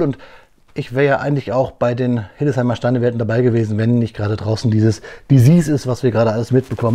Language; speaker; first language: German; native; German